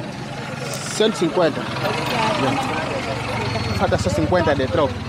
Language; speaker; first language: Portuguese; non-native, learner; Vietnamese